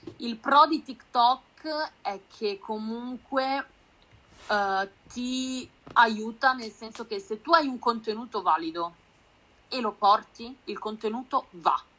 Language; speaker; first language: Italian; native; Italian